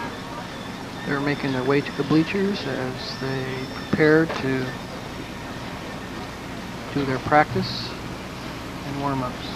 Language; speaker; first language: English; native; English